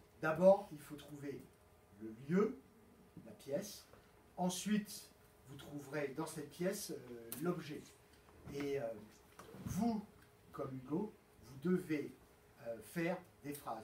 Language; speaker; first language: French; native; French